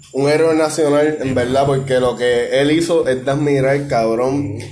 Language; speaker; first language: Spanish; native; Spanish